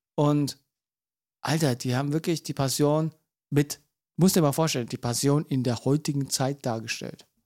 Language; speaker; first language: German; early bilingual, other home language; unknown